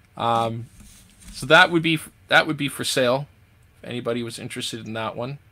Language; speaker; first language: English; native; English